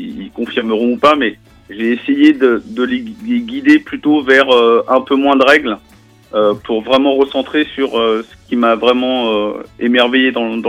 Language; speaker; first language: French; native; French